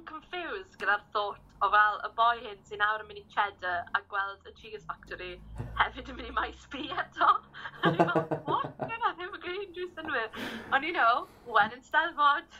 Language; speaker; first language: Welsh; native; Welsh